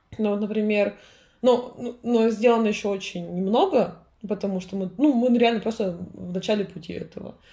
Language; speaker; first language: Russian; native; Russian